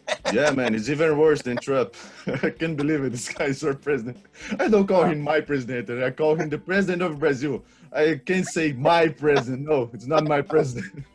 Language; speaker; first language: English; non-native, learner; Portuguese